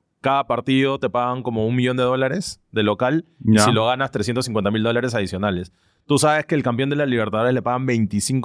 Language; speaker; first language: Spanish; native; Spanish